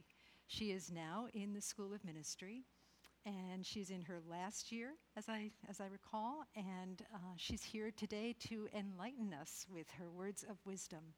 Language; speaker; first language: English; native; English